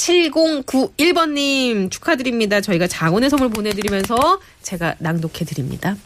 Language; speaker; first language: Korean; native; Korean